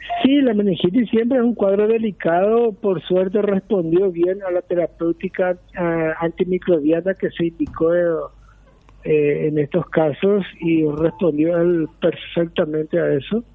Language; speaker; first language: Spanish; native; Spanish